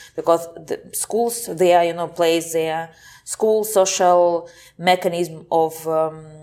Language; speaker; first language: English; non-native, fluent; Ukrainian